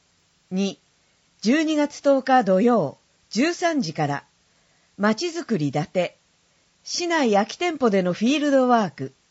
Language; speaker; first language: Japanese; native; Japanese